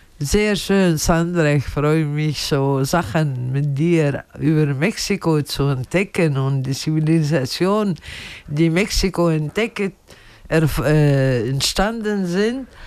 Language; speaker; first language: German; non-native, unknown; Arabic